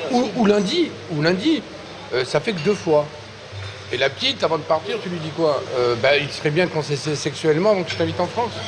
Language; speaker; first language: French; native; French